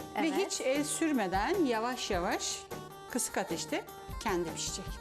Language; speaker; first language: Turkish; early bilingual, other home language; Serbian